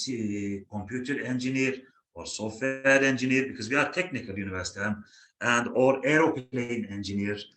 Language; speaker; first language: English; non-native, fluent; Turkish